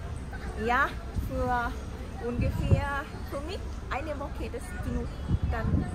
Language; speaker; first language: German; non-native, learner; Thai